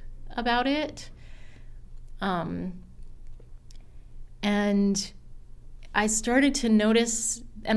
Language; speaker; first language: English; native; English